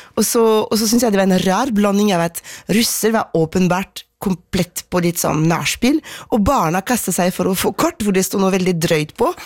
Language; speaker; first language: Norwegian; non-native, fluent; French